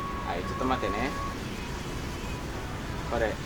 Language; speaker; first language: Japanese; non-native, learner; Indonesian